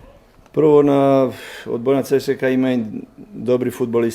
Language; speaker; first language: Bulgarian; non-native, learner; Serbian